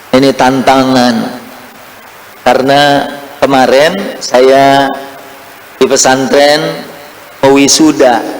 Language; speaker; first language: Indonesian; native; Indonesian